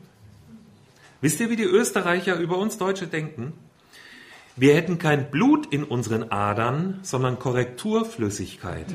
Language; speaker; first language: German; native; German